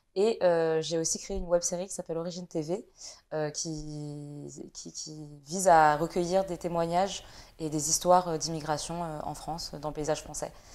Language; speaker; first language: French; early bilingual, other home language; Vietnamese